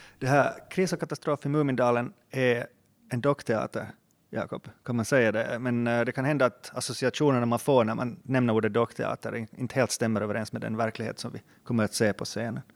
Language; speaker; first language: Swedish; native; Swedish